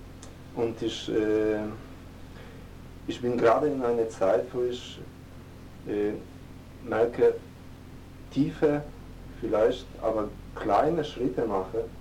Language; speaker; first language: German; non-native, fluent; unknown